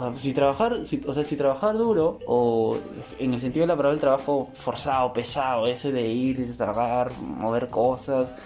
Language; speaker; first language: Spanish; native; Spanish